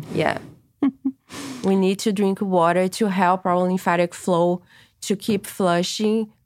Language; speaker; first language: English; non-native, fluent; Portuguese